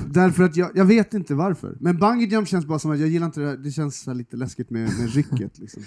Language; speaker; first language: Swedish; native; Swedish